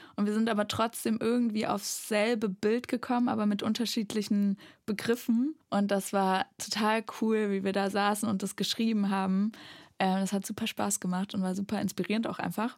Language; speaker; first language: German; native; German